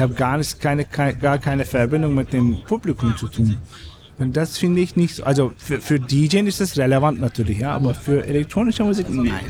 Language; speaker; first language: German; non-native, fluent; Turkish